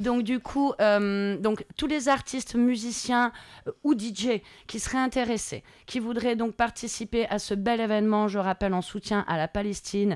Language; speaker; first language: French; native; French